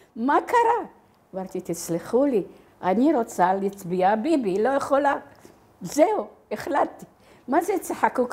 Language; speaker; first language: Hebrew; non-native, fluent; Arabic